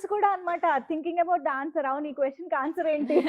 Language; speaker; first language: Telugu; native; Telugu